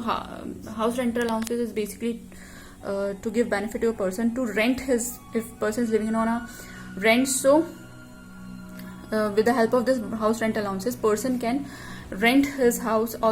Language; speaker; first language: English; non-native, local second language; Hindi